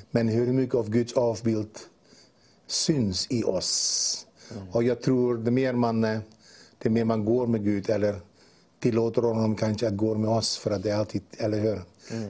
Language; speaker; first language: Swedish; non-native, fluent; Dutch